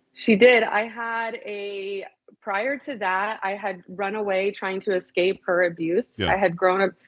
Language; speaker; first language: English; native; English